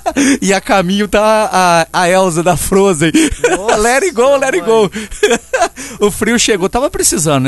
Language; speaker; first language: Portuguese; native; Portuguese